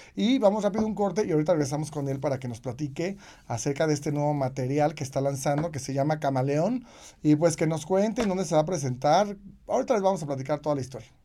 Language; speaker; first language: Spanish; native; Spanish